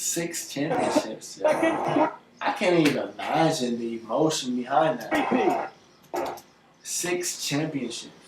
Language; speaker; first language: English; native; English